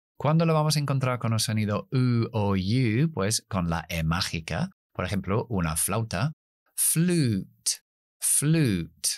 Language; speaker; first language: Spanish; non-native, fluent; English